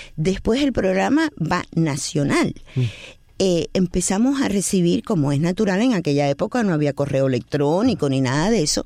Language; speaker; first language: Spanish; native; Spanish